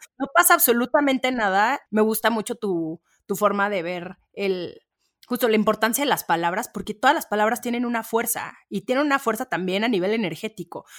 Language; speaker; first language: Spanish; native; Spanish